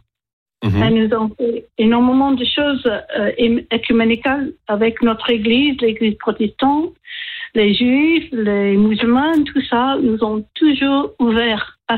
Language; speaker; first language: French; non-native, learner; English